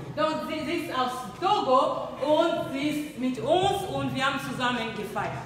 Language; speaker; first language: German; non-native, learner; Lingala